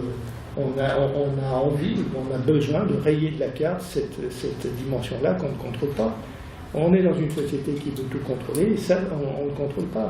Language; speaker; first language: French; native; French